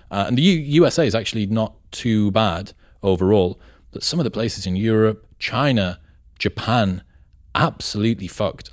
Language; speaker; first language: English; native; English